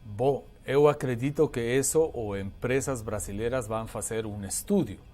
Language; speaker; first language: Portuguese; non-native, learner; Spanish